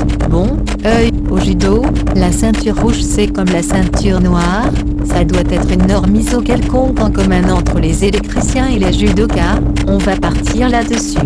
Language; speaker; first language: French; native; French